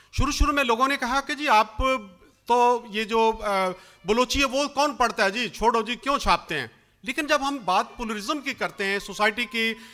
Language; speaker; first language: Urdu; non-native, local second language; Punjabi